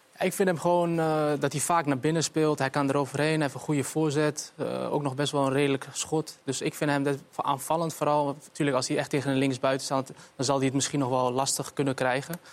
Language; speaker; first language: Dutch; early bilingual, other home language; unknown